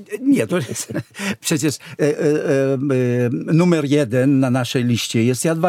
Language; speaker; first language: Polish; non-native, fluent; Hebrew